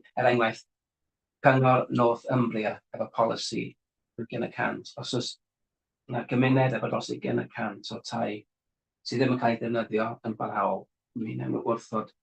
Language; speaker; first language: Welsh; native; Welsh